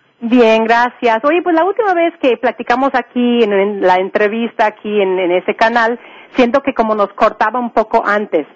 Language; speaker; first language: Spanish; non-native, fluent; English